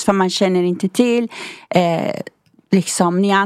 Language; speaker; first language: Swedish; non-native, fluent; Persian